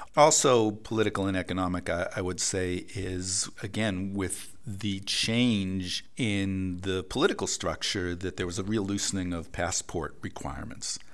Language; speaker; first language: English; native; English